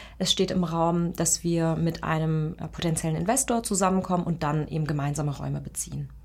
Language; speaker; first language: German; early bilingual, other home language; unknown